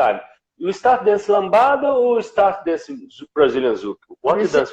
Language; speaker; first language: English; non-native, learner; Portuguese